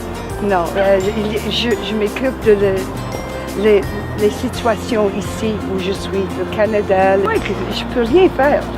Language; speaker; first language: French; non-native, fluent; Italian